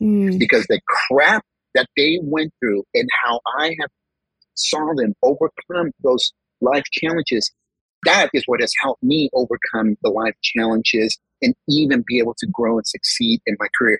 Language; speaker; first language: English; early bilingual, other home language; Spanish